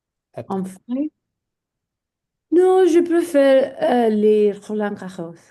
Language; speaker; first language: French; non-native, learner; English